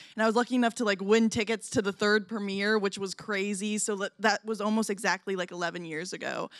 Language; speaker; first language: English; native; English